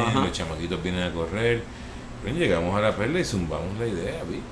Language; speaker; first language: Spanish; native; Spanish